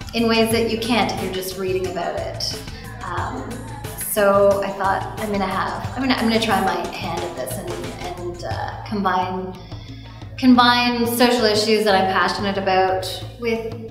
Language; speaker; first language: English; native; English